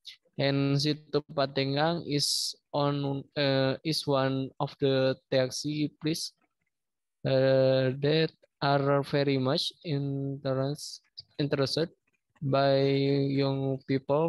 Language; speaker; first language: English; non-native, learner; Indonesian